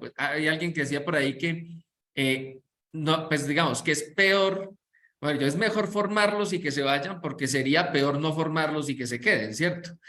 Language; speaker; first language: Spanish; native; Spanish